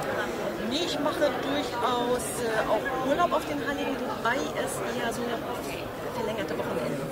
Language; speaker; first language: German; native; German